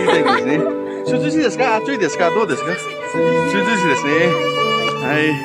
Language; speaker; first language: Japanese; non-native, learner; Nepali